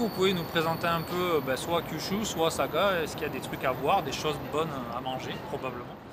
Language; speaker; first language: French; native; French